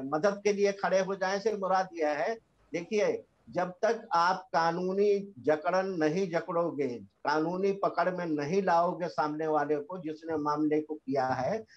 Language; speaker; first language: Hindi; native; Hindi